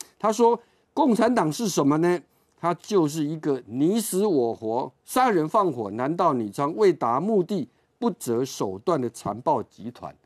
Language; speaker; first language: Chinese; native; Chinese